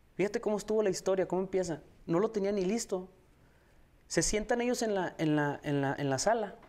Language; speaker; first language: Spanish; native; Spanish